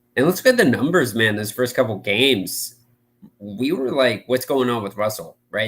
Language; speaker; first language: English; native; English